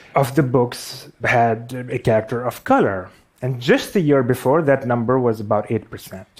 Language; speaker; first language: English; non-native, local second language; Urdu